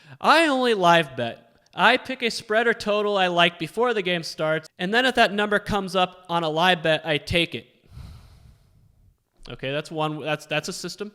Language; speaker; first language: English; native; English